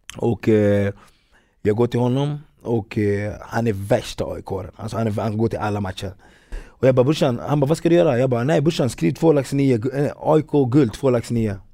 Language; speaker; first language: Swedish; early bilingual, other home language; Ganda